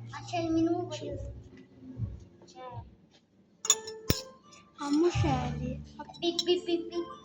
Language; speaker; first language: Italian; early bilingual, other home language; Bangla